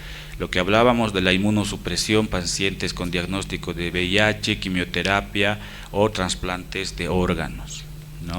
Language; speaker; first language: Spanish; native; Spanish